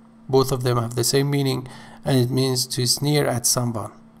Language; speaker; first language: English; non-native, fluent; Persian